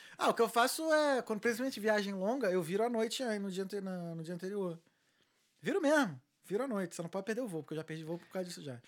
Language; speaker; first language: Portuguese; native; Portuguese